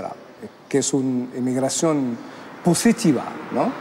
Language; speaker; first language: Spanish; non-native, fluent; Arabic